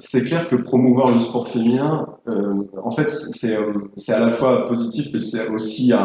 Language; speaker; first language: French; native; French